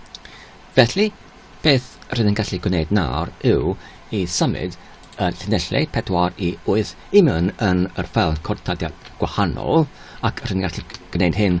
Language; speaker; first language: Welsh; non-native, learner; English